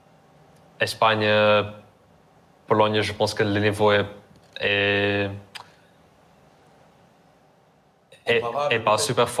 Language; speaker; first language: French; non-native, learner; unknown